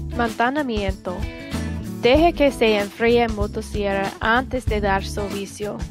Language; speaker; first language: Spanish; non-native, learner; English